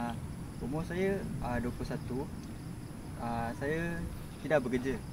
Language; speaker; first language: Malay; non-native, local second language; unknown